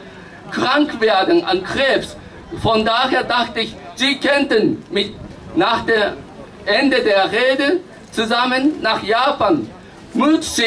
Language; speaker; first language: German; non-native, fluent; Japanese